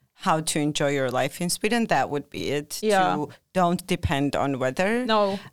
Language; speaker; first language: English; non-native, fluent; Georgian